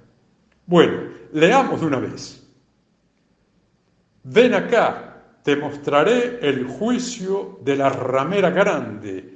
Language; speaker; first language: Spanish; native; Spanish